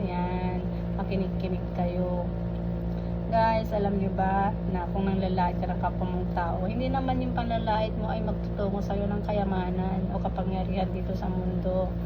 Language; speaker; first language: Filipino; non-native, local second language; Iloko